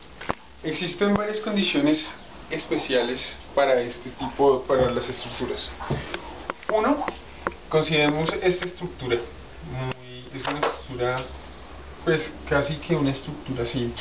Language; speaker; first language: Spanish; native; Spanish